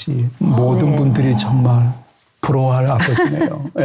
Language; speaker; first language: Korean; native; Korean